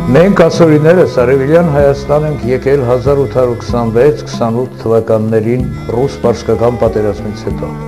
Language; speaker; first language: Armenian; non-native, local second language; Assyrian Neo-Aramaic